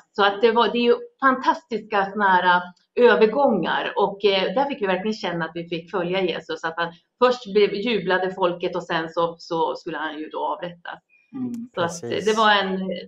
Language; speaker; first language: Swedish; native; Swedish